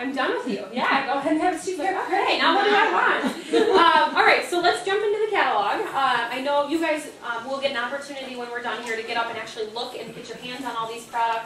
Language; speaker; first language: English; native; English